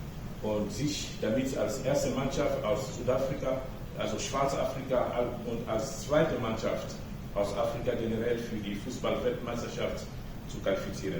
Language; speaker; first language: German; non-native, fluent; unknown